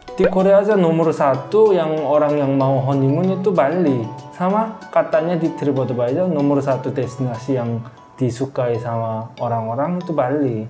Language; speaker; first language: Indonesian; non-native, fluent; Korean